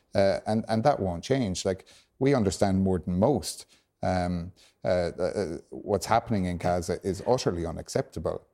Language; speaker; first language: English; native; English